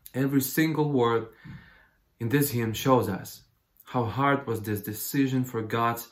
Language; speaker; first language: English; non-native, fluent; Ukrainian